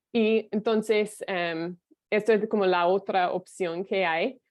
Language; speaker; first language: Spanish; non-native, fluent; English